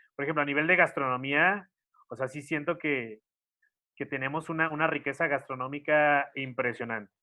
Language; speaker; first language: Spanish; native; Spanish